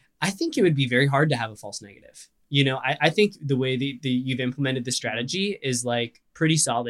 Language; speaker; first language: English; native; English